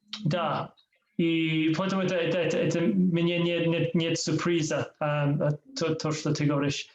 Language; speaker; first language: Russian; non-native, learner; English